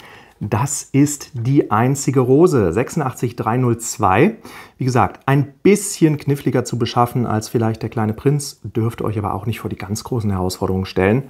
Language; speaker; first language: German; native; German